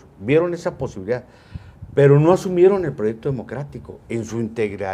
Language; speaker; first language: Spanish; native; Spanish